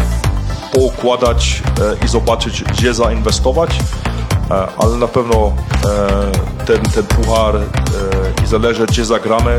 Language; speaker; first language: Polish; early bilingual, heritage; Polish